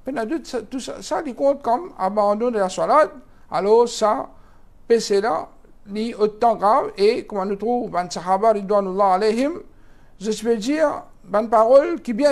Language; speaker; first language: French; non-native, local second language; Morisyen